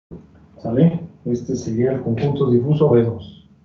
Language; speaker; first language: Spanish; native; Spanish